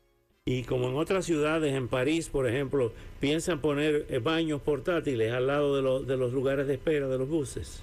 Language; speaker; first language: Spanish; native; Spanish